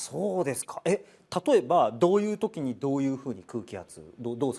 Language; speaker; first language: Japanese; native; Japanese